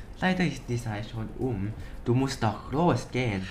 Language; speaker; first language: German; non-native, learner; Thai